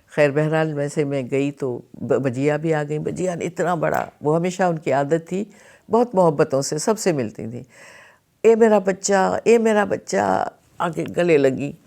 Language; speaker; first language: Urdu; non-native, local second language; Sindhi